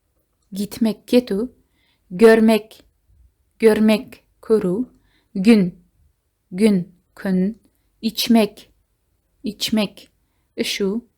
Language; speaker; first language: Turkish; non-native, fluent; Kazakh